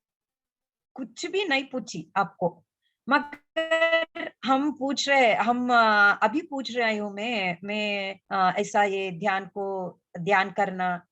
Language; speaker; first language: Hindi; non-native, local second language; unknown